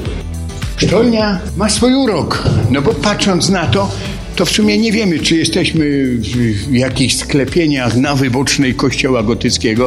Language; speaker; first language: Polish; native; Polish